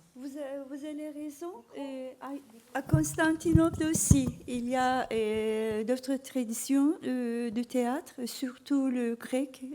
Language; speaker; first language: French; non-native, learner; Turkish